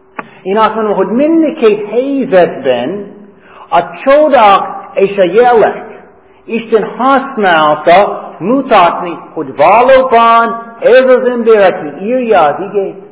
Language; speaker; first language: Hungarian; non-native, fluent; English